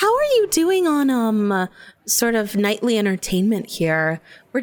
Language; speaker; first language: English; native; English